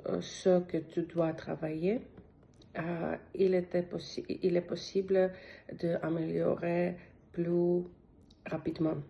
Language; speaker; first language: French; non-native, learner; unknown